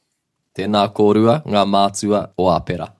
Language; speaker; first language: Māori; non-native, local second language; English